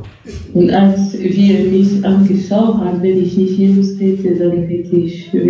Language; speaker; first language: German; non-native, fluent; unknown